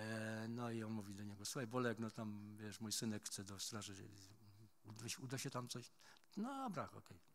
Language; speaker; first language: Polish; native; Polish